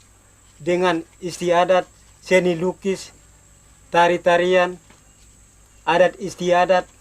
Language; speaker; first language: Indonesian; non-native, local second language; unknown